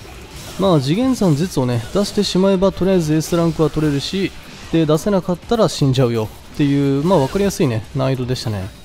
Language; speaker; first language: Japanese; native; Japanese